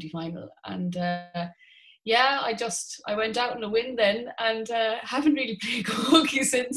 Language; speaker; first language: English; native; English